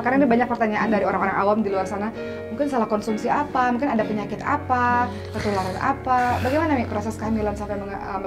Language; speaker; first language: Indonesian; native; Indonesian